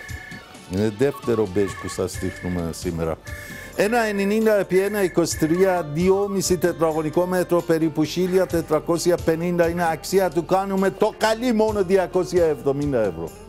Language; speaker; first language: Greek; non-native, fluent; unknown